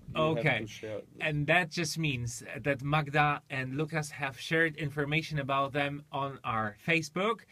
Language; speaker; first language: English; non-native, fluent; Polish